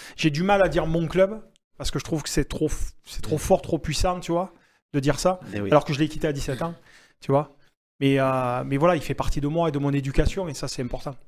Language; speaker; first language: French; native; French